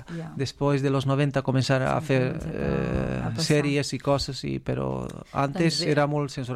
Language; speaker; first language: Catalan; non-native, fluent; Romanian